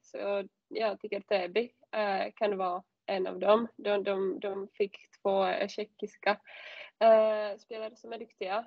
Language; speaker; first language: Swedish; non-native, fluent; Czech